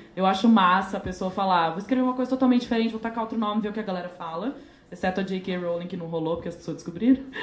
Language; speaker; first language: Portuguese; native; Portuguese